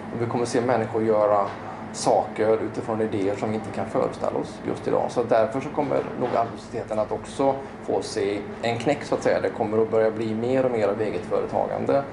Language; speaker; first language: Swedish; native; Swedish